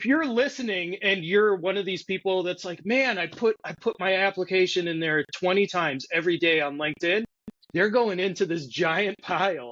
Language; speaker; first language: English; native; English